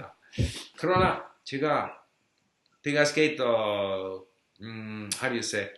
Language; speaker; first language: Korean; non-native, learner; English